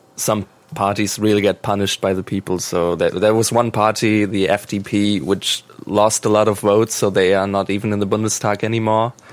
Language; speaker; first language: English; non-native, fluent; German